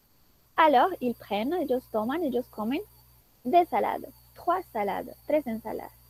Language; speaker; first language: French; non-native, fluent; Spanish